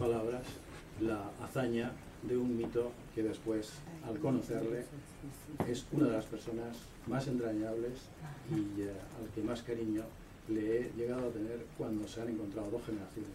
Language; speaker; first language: Spanish; native; Spanish